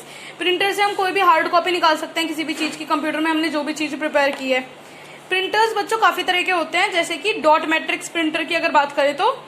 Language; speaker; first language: Hindi; native; Hindi